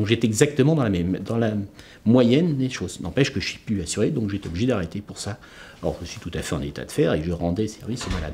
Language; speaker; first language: French; native; French